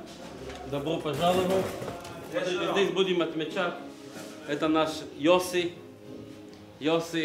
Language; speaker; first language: Russian; non-native, fluent; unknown